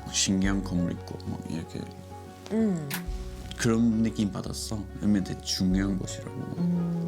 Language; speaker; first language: Korean; non-native, learner; English